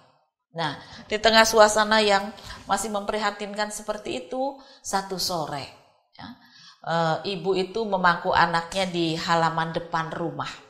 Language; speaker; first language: Indonesian; native; Indonesian